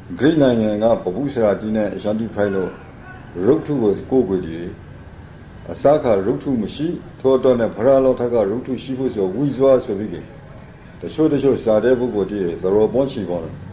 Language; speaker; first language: Burmese; native; Burmese